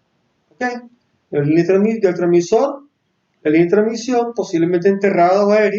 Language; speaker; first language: Spanish; native; Spanish